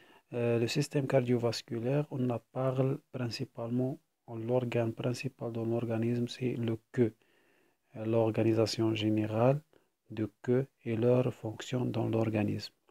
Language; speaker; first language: French; non-native, fluent; Arabic